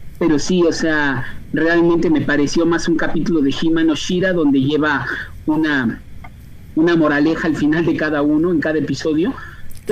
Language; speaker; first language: Spanish; native; Spanish